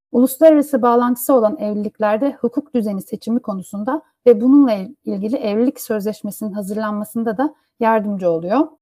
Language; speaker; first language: Turkish; native; Turkish